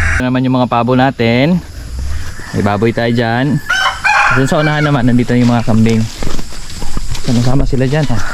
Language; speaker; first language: Filipino; native; Filipino